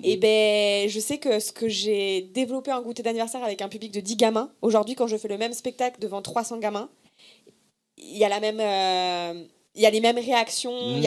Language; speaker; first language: French; native; French